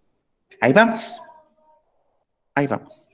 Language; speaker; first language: Spanish; native; Spanish